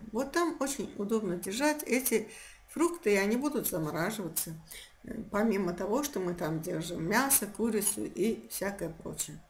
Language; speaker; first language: Russian; non-native, local second language; Azerbaijani